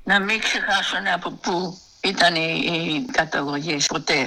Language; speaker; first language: Greek; early bilingual, heritage; Greek